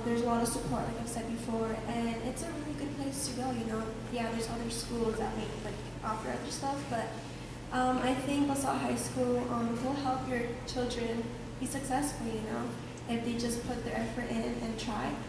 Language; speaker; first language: English; early bilingual, other home language; Spanish